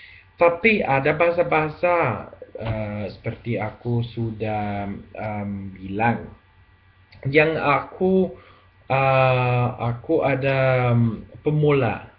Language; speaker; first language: Indonesian; non-native, learner; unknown